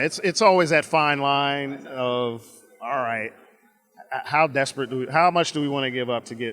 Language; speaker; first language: English; native; English